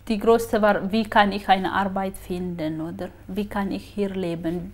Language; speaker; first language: German; non-native, learner; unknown